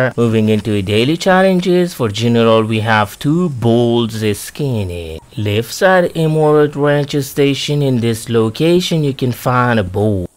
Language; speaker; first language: English; non-native, fluent; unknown